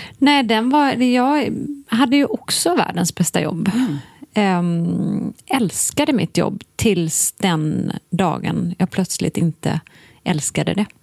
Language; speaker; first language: Swedish; native; Swedish